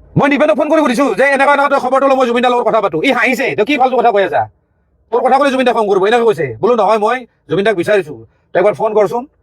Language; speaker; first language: Assamese; native; Assamese